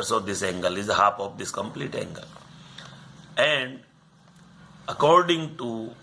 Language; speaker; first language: English; non-native, local second language; Hindi